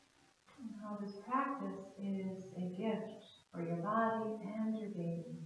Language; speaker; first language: English; native; English